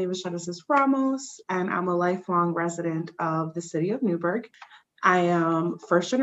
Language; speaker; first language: English; early bilingual, other home language; Spanish